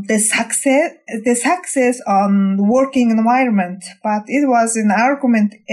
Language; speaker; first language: English; non-native, fluent; Mongolian